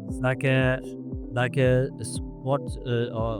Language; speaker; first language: English; non-native, fluent; German